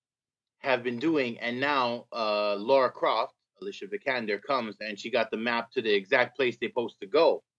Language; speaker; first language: English; native; English